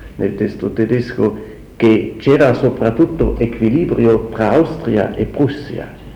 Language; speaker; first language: Italian; non-native, fluent; German